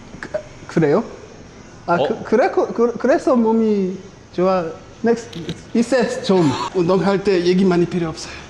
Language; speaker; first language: Korean; non-native, learner; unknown